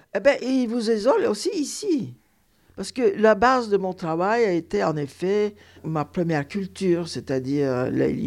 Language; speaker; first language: French; non-native, fluent; Turkish